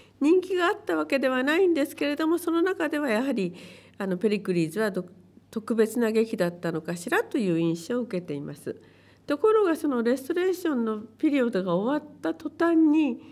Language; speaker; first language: Japanese; native; Japanese